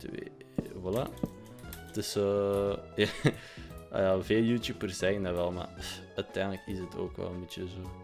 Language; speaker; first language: Dutch; native; Dutch